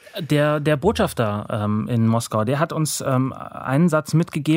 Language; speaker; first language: German; native; German